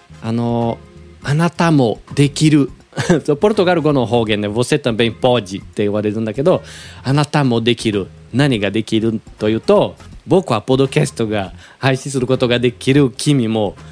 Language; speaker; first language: Japanese; non-native, learner; Portuguese